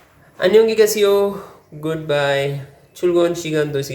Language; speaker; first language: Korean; non-native, learner; Urdu